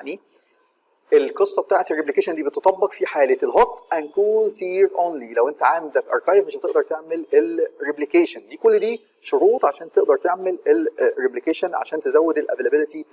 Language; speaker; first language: Arabic; native; Arabic